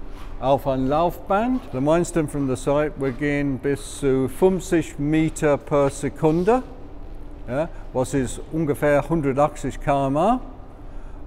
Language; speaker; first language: German; non-native, fluent; English